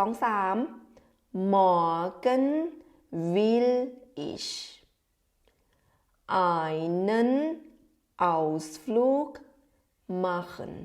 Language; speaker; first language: German; non-native, fluent; Thai